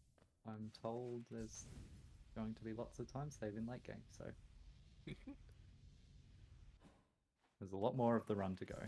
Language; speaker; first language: English; native; English